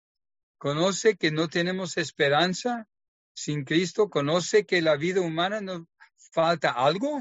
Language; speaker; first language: Spanish; non-native, fluent; English